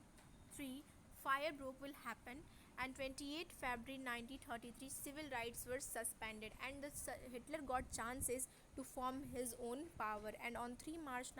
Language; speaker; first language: English; non-native, local second language; Hindi